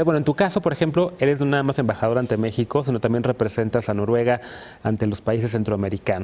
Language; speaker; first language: Spanish; native; Spanish